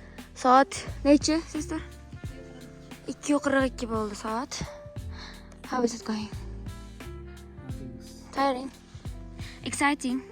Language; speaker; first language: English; non-native, learner; Uzbek